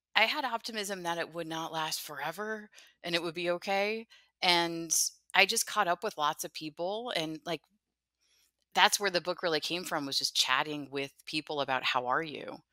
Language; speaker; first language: English; native; English